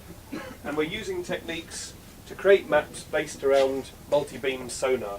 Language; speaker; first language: English; native; English